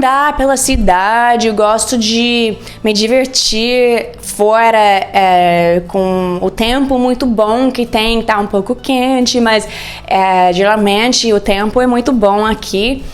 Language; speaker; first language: Portuguese; non-native, learner; English